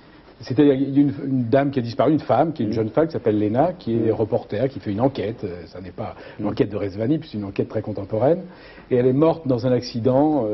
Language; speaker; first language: French; native; French